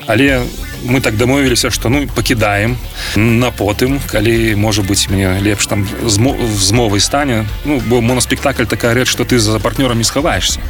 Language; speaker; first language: Belarusian; non-native, local second language; Russian